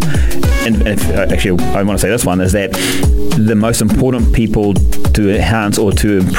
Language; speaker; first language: English; native; English